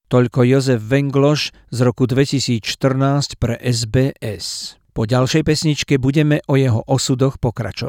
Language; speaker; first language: Slovak; native; Slovak